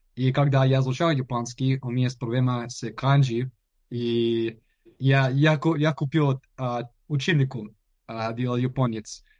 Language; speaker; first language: Russian; non-native, learner; English